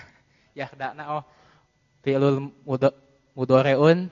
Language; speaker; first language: Arabic; non-native, learner; Indonesian